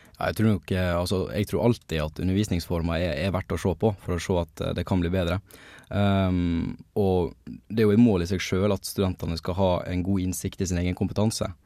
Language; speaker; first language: Norwegian; native; Norwegian